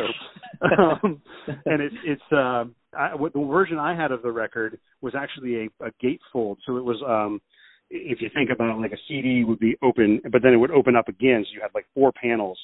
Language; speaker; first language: English; native; English